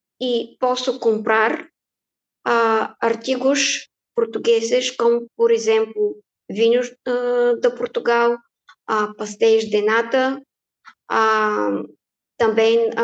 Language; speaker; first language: Portuguese; non-native, fluent; Bulgarian